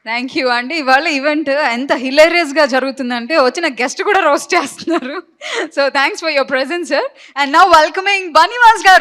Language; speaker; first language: Telugu; native; Telugu